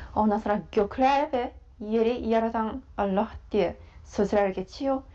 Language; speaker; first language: Turkish; non-native, fluent; Japanese